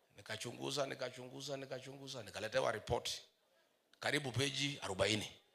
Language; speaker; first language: Swahili; non-native, local second language; Kikuyu